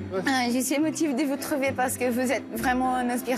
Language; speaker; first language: French; non-native, learner; Portuguese